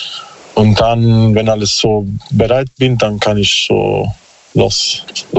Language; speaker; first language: German; non-native, learner; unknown